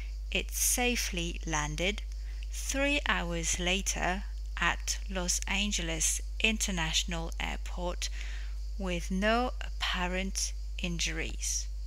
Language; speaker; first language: English; non-native, fluent; French